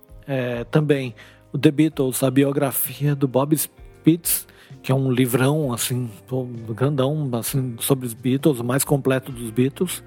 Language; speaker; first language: Portuguese; native; Portuguese